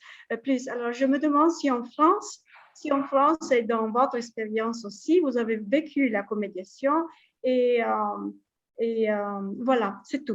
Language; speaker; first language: French; non-native, fluent; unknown